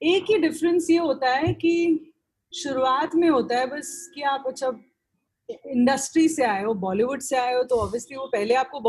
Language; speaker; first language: English; non-native, local second language; Hindi